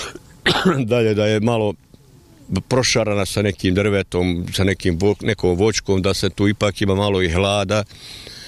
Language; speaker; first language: Serbian; native; Serbian